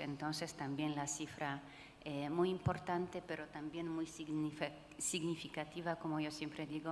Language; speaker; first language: Spanish; non-native, fluent; Polish